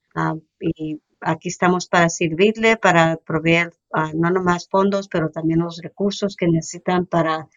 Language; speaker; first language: Spanish; early bilingual, heritage; Spanish